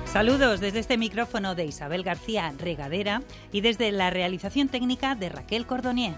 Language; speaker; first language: Spanish; native; Spanish